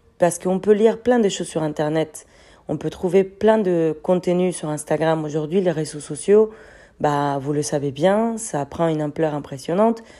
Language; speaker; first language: French; non-native, fluent; Spanish